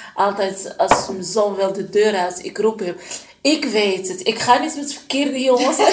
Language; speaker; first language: Dutch; non-native, learner; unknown